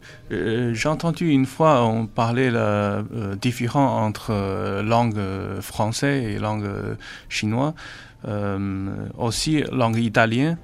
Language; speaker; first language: French; non-native, learner; Chinese